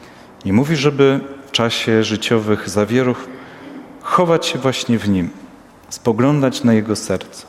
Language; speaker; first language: Polish; native; Polish